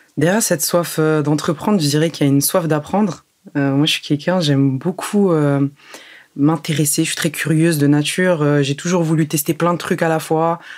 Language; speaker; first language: French; early bilingual, other home language; Arabic